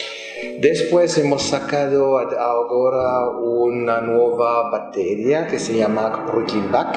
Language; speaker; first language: Spanish; non-native, fluent; French